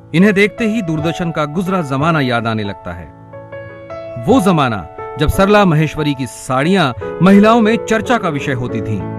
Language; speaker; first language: Hindi; native; Hindi